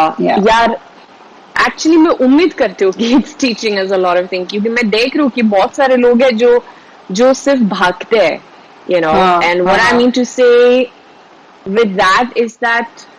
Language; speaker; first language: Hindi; non-native, fluent; Swedish